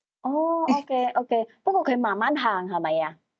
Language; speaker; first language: Cantonese; native; Cantonese